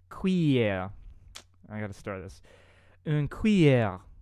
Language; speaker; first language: French; non-native, learner; English